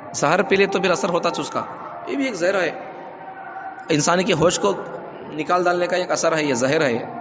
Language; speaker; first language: Urdu; native; Urdu